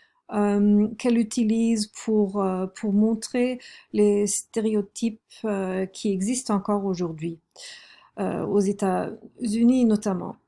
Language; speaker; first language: French; non-native, fluent; German